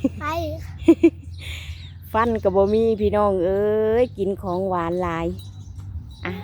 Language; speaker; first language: Thai; non-native, local second language; Lao